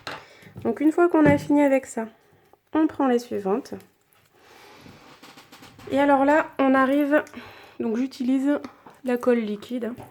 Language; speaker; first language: French; native; French